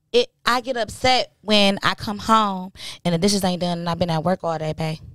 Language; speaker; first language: English; native; English